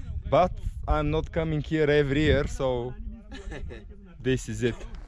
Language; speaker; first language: English; non-native, fluent; Bulgarian